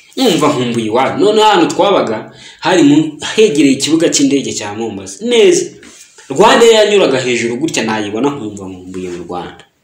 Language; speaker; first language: Kinyarwanda; early bilingual, heritage; Kinyarwanda